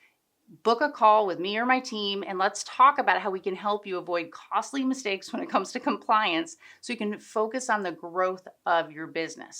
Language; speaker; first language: English; native; English